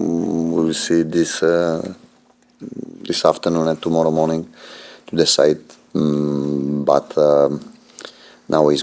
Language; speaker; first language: English; non-native, fluent; Italian